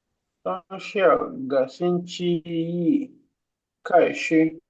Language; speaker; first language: Chinese; non-native, learner; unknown